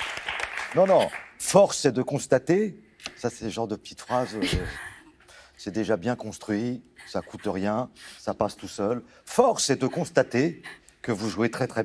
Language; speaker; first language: French; native; French